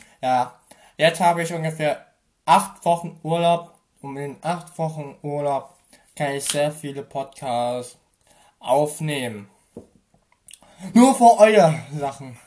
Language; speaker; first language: German; native; German